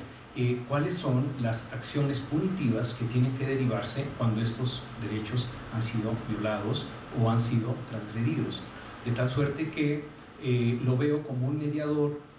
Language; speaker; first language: Spanish; native; Spanish